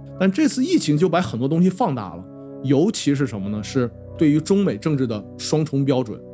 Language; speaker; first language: Chinese; native; Chinese